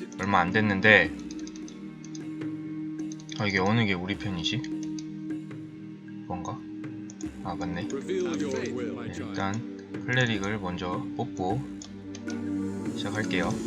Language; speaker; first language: Korean; native; Korean